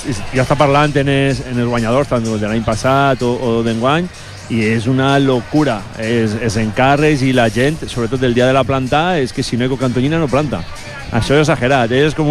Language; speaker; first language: Catalan; native; Catalan